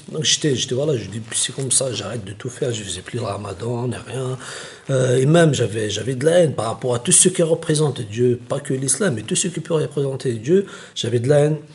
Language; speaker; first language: French; non-native, local second language; Kabyle